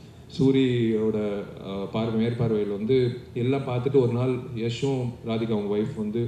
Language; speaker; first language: Tamil; native; Tamil